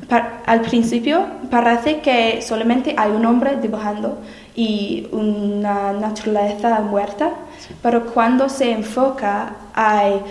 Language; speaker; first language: Spanish; non-native, learner; English